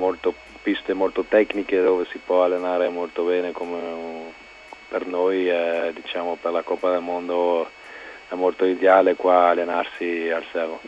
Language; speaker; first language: Italian; non-native, local second language; German